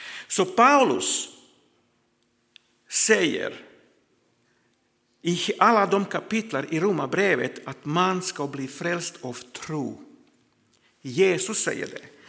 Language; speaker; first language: Swedish; non-native, fluent; Croatian